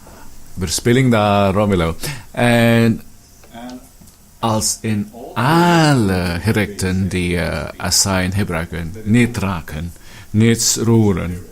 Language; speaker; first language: Dutch; non-native, fluent; Filipino